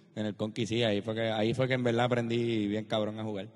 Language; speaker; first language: Spanish; native; Spanish